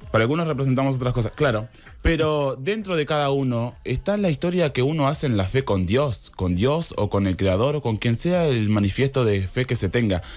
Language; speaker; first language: Spanish; native; Spanish